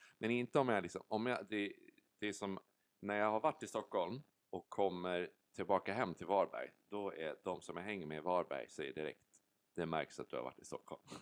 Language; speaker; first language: Swedish; native; Swedish